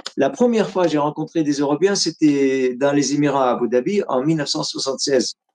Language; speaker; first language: French; non-native, fluent; Arabic